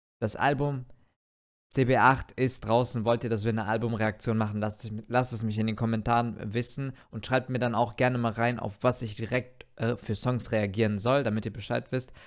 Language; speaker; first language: German; early bilingual, other home language; Turkish